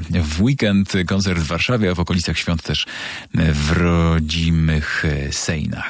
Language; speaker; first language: Polish; native; Polish